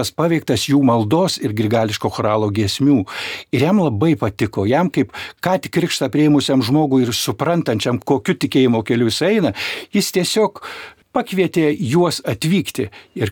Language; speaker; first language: Lithuanian; native; Lithuanian